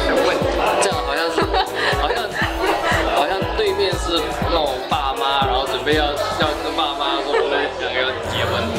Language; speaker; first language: Chinese; non-native, fluent; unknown